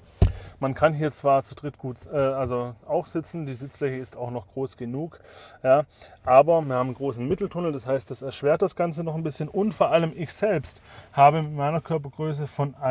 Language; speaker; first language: German; native; German